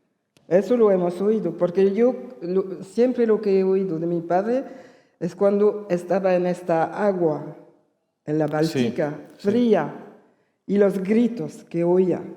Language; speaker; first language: Spanish; early bilingual, heritage; Spanish